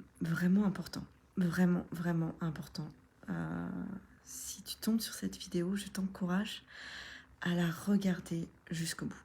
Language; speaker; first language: French; native; French